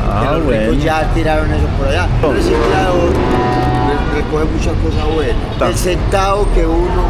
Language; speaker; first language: Spanish; native; Spanish